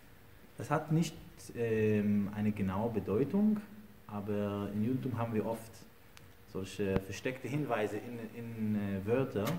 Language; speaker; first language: German; non-native, fluent; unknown